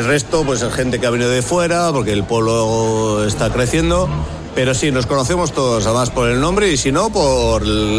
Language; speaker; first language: Spanish; non-native, local second language; Basque